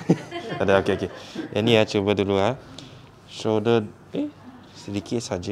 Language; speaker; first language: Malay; non-native, local second language; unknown